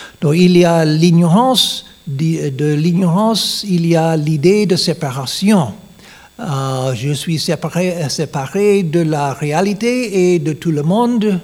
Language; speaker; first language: French; non-native, learner; English